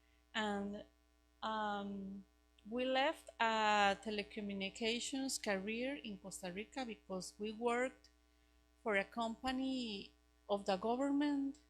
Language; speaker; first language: English; non-native, learner; Spanish